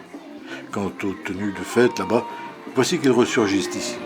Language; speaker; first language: French; native; French